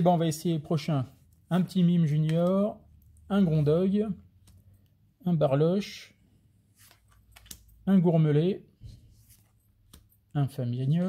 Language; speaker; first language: French; native; French